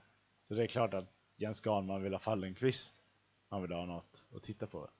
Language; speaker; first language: Swedish; native; Swedish